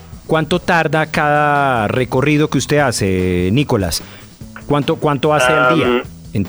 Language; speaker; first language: Spanish; native; Spanish